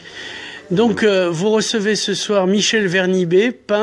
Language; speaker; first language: French; native; French